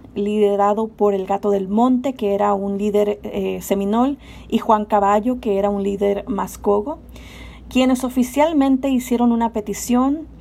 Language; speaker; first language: Spanish; native; Spanish